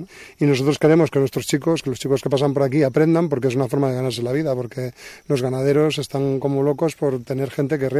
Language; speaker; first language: Spanish; native; Spanish